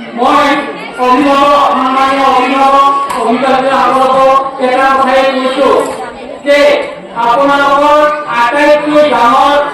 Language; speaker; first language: Assamese; native; Assamese